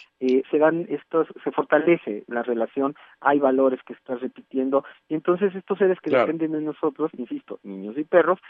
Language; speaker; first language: Spanish; native; Spanish